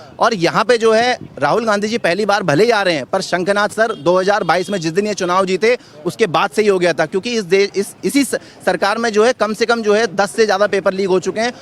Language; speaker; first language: Hindi; native; Hindi